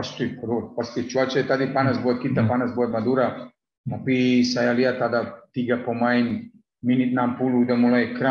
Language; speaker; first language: Indonesian; non-native, learner; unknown